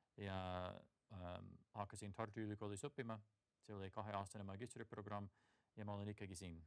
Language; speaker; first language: Estonian; non-native, fluent; English